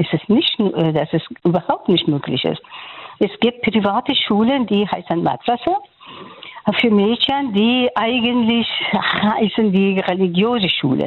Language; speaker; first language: German; non-native, fluent; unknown